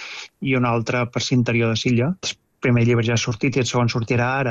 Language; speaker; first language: Catalan; native; Catalan